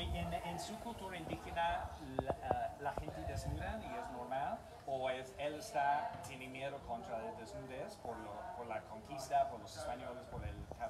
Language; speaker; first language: Spanish; non-native, learner; English